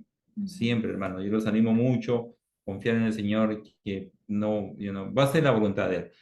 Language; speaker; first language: Spanish; native; Spanish